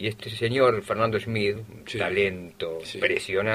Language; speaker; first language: Spanish; native; Spanish